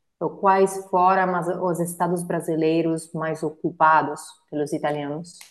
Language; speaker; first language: Portuguese; non-native, fluent; Italian